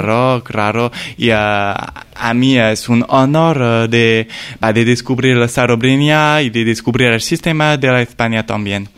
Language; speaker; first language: Spanish; non-native, learner; French